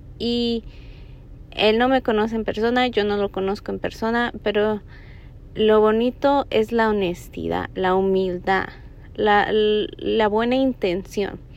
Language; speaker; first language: Spanish; early bilingual, heritage; Spanish